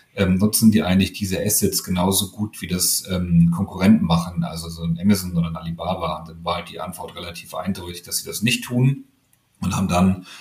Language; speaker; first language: German; native; German